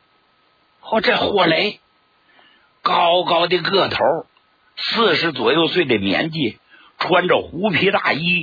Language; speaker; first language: Chinese; native; Chinese